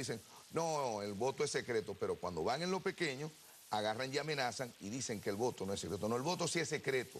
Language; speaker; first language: Spanish; native; Spanish